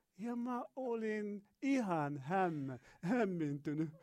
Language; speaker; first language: Finnish; non-native, learner; Arabic